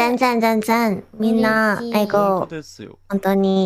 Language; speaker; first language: Japanese; non-native, learner; English